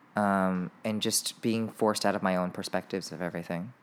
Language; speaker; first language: English; native; English